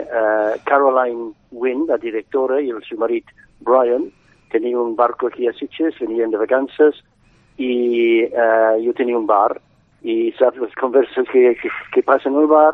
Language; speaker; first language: Catalan; non-native, fluent; English